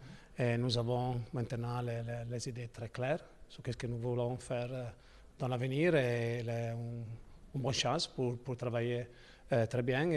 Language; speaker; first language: French; non-native, learner; Italian